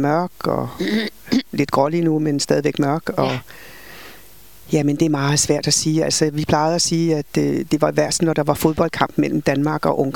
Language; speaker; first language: Danish; native; Danish